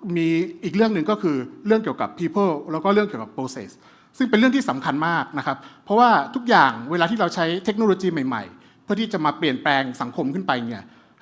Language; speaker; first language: Thai; early bilingual, heritage; Thai